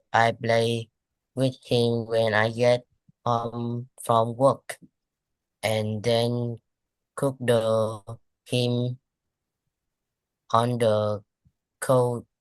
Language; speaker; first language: English; non-native, learner; Vietnamese